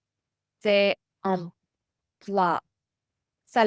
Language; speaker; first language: French; non-native, learner; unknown